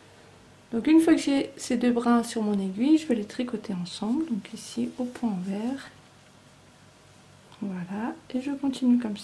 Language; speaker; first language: French; native; French